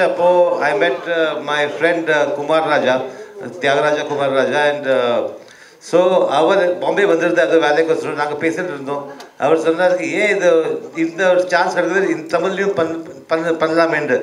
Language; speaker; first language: Tamil; early bilingual, heritage; Tamil